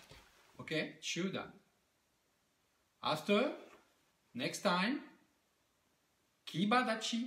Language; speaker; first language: English; non-native, learner; French